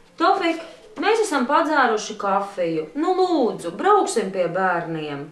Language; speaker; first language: Latvian; native; Latvian